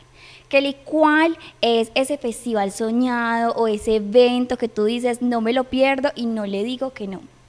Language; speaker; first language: Spanish; native; Spanish